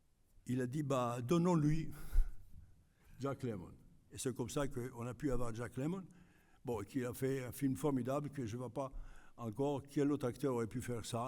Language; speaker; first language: French; non-native, fluent; Greek